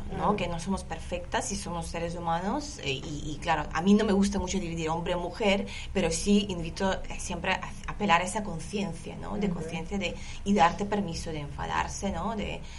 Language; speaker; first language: Spanish; non-native, fluent; Lithuanian